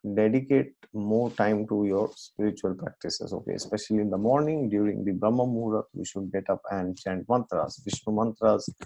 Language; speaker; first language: English; non-native, local second language; Assamese